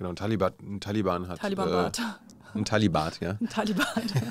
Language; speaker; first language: German; native; German